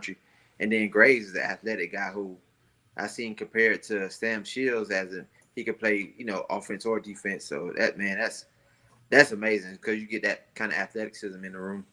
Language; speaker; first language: English; native; English